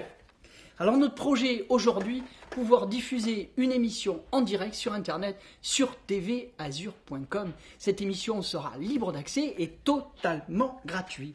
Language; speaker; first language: French; native; French